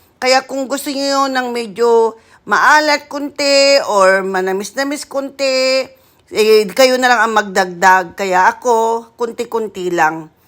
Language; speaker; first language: Filipino; non-native, local second language; Iloko